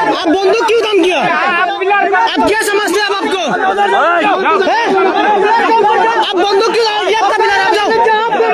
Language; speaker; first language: Hindi; non-native, learner; Bangla